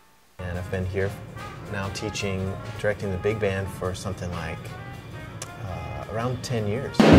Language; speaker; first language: English; native; English